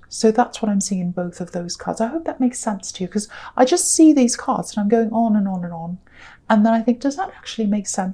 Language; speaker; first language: English; native; English